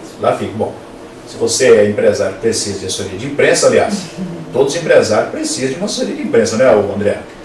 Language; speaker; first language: Portuguese; native; Portuguese